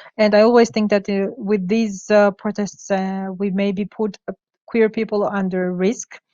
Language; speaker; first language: English; non-native, fluent; Georgian